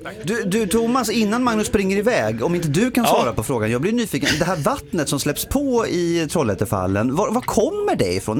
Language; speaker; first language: Swedish; native; Swedish